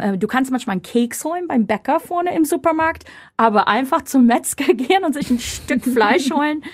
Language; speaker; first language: German; non-native, fluent; English